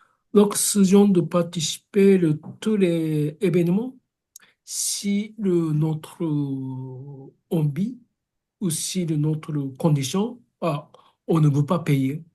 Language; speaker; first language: French; non-native, fluent; Japanese